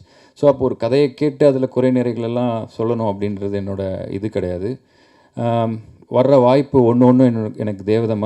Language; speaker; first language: Tamil; native; Tamil